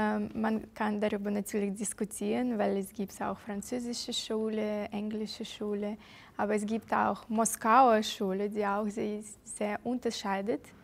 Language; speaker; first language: German; non-native, fluent; Russian